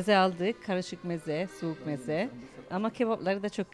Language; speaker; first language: Turkish; early bilingual, heritage; Turkish